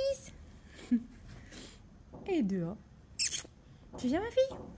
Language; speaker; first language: French; native; French